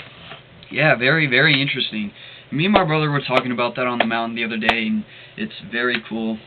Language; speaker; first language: English; native; English